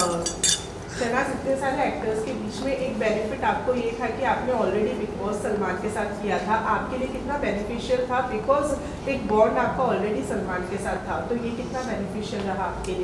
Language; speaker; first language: Hindi; native; Hindi